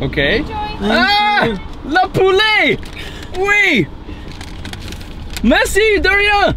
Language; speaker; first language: French; non-native, learner; English